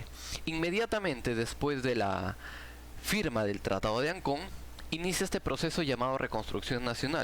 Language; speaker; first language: Spanish; native; Spanish